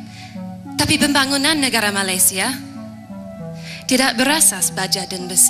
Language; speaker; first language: Malay; non-native, fluent; English